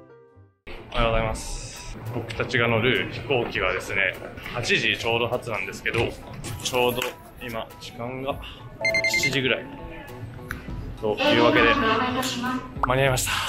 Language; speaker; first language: Japanese; native; Japanese